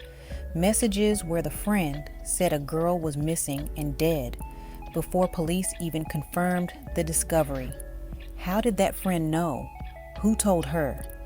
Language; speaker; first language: English; native; English